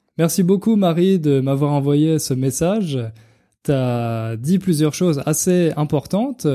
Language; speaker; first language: French; native; French